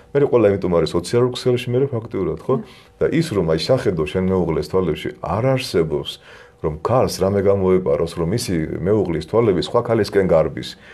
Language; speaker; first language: Georgian; native; Georgian